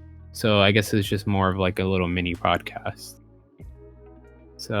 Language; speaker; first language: English; native; English